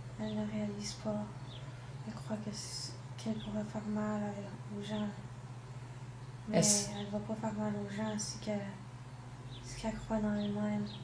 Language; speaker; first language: French; non-native, local second language; English